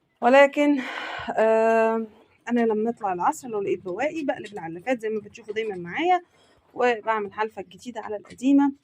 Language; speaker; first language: Arabic; native; Arabic